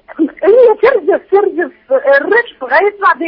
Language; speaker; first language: Arabic; native; Arabic